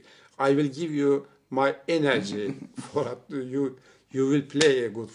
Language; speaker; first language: English; non-native, learner; Turkish